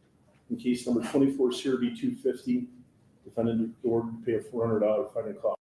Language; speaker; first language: English; native; English